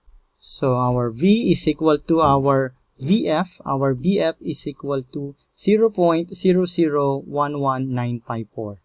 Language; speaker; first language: English; non-native, local second language; Filipino